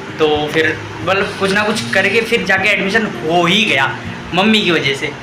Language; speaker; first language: Hindi; native; Hindi